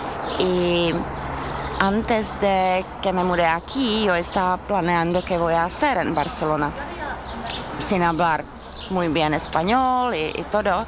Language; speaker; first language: Spanish; non-native, learner; Czech